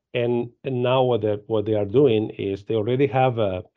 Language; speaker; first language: English; non-native, fluent; Spanish